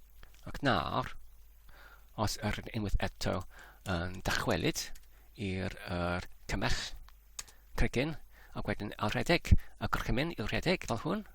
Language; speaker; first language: Welsh; non-native, learner; English